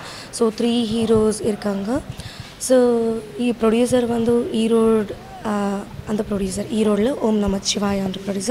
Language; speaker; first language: Tamil; non-native, local second language; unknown